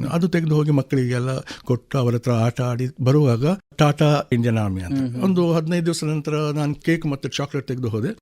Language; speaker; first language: Kannada; non-native, local second language; Konkani